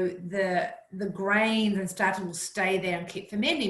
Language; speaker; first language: English; native; English